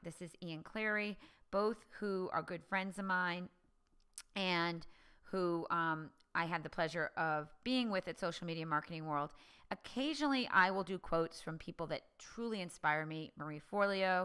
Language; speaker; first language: English; native; English